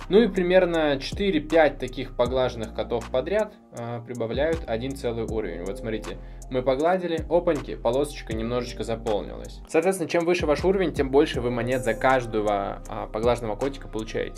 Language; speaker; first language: Russian; native; Russian